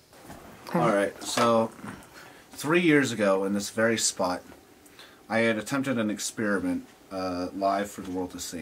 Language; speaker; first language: English; native; English